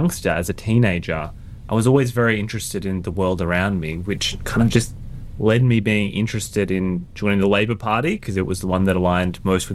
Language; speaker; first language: English; native; English